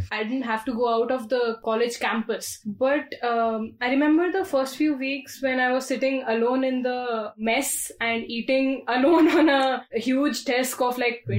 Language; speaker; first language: English; non-native, local second language; Hindi